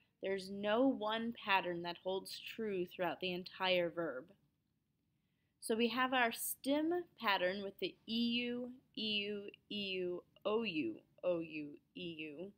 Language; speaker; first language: English; native; English